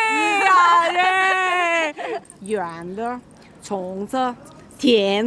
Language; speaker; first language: Chinese; non-native, learner; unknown